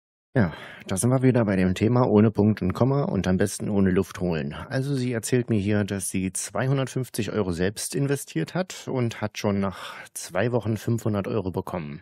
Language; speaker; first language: German; native; German